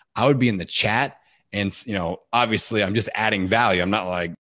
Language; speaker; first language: English; native; English